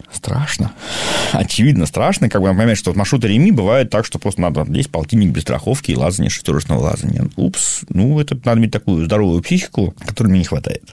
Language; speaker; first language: Russian; native; Russian